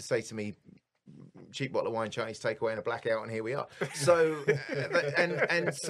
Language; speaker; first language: English; native; English